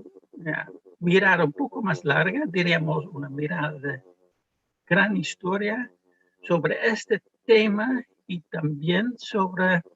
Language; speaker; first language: Spanish; non-native, fluent; Dutch